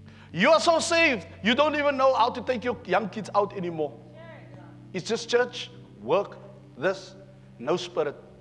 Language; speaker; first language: English; non-native, local second language; Afrikaans